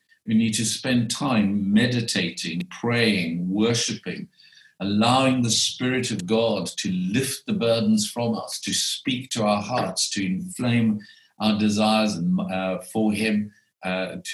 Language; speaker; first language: English; native; English